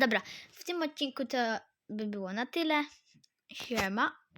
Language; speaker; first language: Polish; native; Polish